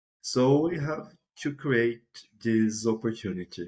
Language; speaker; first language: English; non-native, fluent; Portuguese